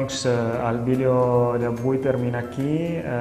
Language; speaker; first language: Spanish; non-native, fluent; Italian